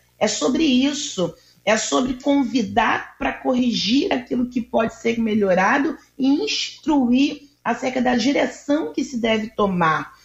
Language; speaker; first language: Portuguese; native; Portuguese